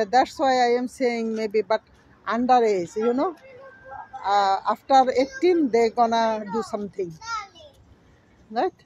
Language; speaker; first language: English; non-native, learner; Bangla